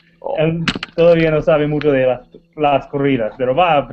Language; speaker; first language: Spanish; non-native, learner; English